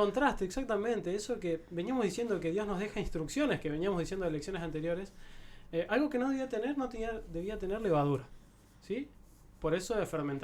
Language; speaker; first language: Spanish; native; Spanish